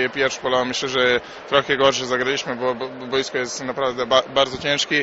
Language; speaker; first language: Polish; non-native, learner; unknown